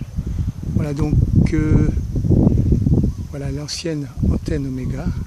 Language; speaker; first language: French; native; French